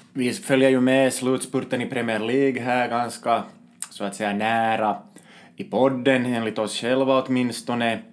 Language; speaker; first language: Swedish; native; Swedish